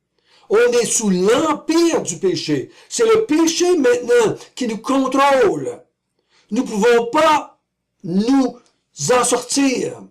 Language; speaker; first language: French; native; French